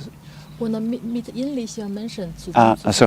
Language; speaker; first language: German; non-native, fluent; Chinese